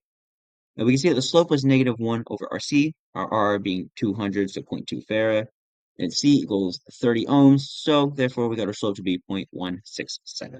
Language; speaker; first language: English; native; English